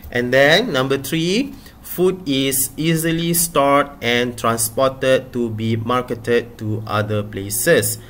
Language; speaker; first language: English; non-native, local second language; Malay